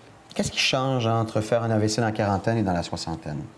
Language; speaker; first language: French; native; French